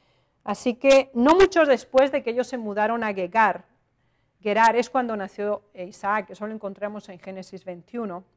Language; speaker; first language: Spanish; native; Spanish